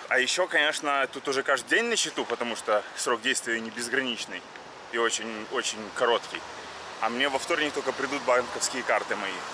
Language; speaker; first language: Russian; native; Russian